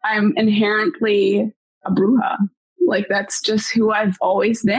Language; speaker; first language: English; non-native, local second language; Hiligaynon